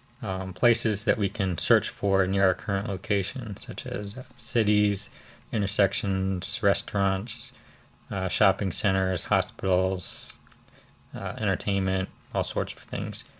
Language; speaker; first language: English; native; English